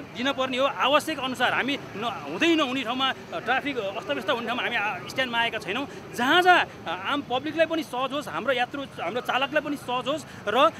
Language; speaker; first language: Nepali; native; Nepali